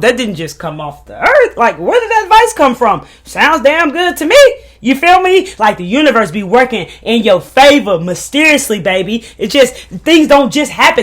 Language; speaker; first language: English; native; English